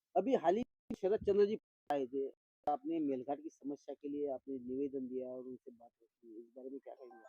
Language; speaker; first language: Hindi; non-native, local second language; Marathi